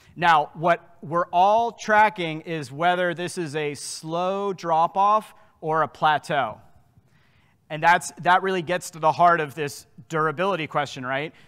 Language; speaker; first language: English; native; English